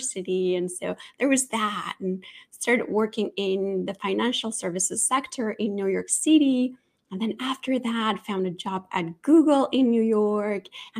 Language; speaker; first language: English; non-native, fluent; Spanish